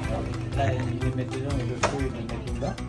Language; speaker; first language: French; native; French